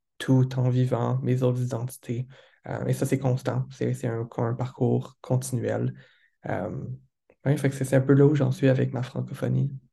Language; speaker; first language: French; native; French